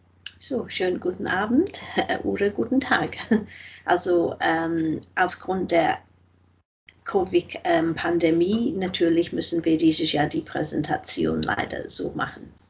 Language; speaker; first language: German; non-native, fluent; English